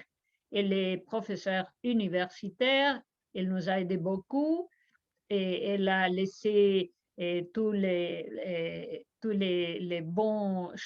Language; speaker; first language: French; non-native, fluent; Spanish